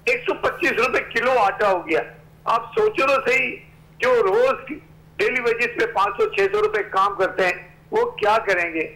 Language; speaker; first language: Urdu; native; Urdu